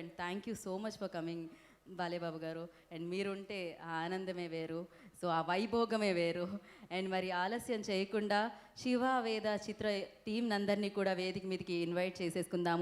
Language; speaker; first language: Telugu; native; Telugu